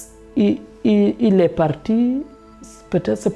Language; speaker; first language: French; non-native, local second language; Fula